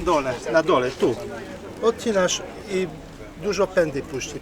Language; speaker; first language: Polish; non-native, learner; Hungarian